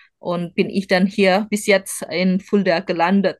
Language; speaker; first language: German; non-native, learner; Indonesian